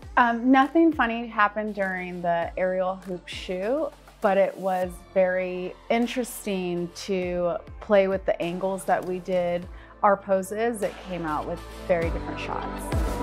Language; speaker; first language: English; native; English